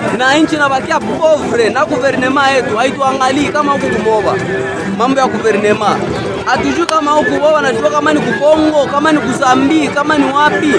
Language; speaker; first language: Swahili; native; Swahili